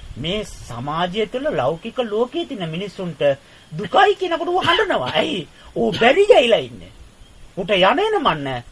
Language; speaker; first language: Sinhala; non-native, fluent; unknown